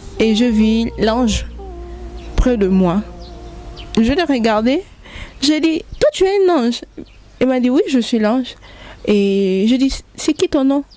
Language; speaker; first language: French; non-native, local second language; Lingala